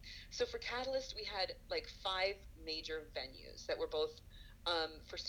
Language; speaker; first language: English; native; English